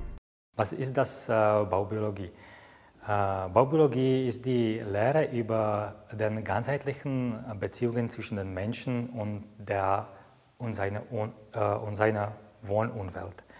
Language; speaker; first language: German; non-native, fluent; Czech